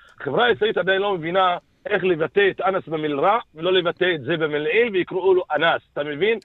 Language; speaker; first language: Hebrew; non-native, local second language; Arabic